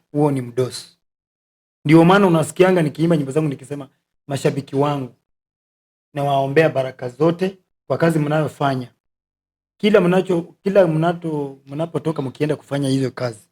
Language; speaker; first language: Swahili; non-native, local second language; Luyia